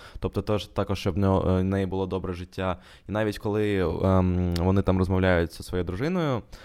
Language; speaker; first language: Ukrainian; native; Ukrainian